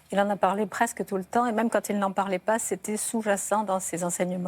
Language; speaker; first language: French; native; French